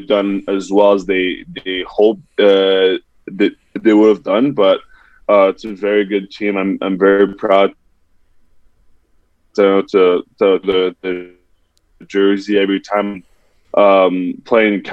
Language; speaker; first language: English; non-native, fluent; French